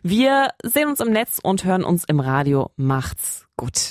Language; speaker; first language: German; native; German